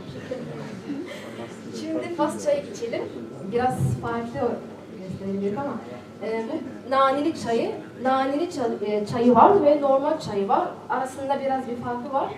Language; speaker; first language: Turkish; non-native, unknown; Arabic